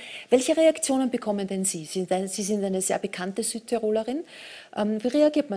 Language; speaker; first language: German; native; German